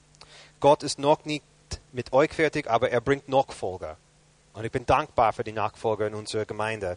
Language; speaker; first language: German; non-native, fluent; English